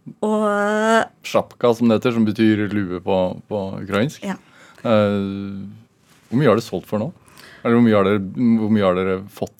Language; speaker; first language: Norwegian; native; Norwegian